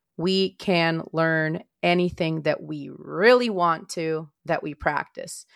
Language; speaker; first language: English; non-native, fluent; Romanian